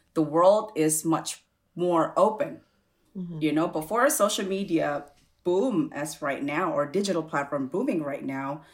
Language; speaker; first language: English; non-native, fluent; Indonesian